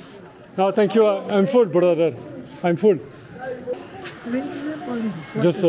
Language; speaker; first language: English; non-native, learner; French